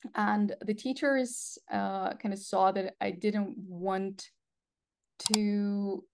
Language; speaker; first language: English; non-native, fluent; Russian